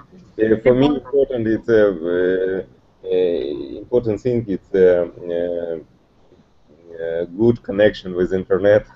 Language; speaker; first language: English; non-native, learner; Russian